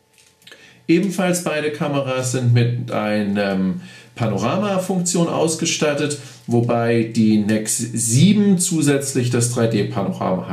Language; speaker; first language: German; native; German